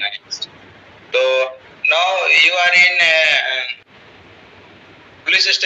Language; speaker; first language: English; non-native, learner; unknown